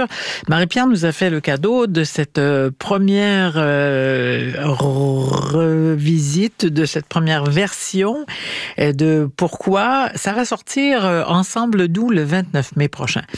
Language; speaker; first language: French; native; French